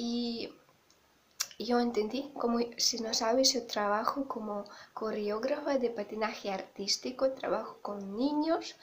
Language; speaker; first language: Spanish; non-native, fluent; Russian